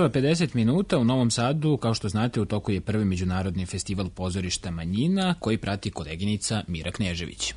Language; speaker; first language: Serbian; native; Serbian